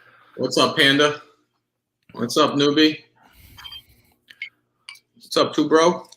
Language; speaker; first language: English; native; English